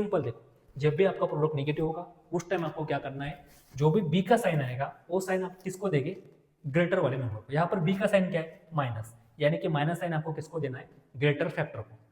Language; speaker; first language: Hindi; non-native, local second language; Marathi